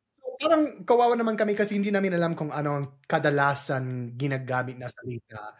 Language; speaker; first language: Filipino; non-native, fluent; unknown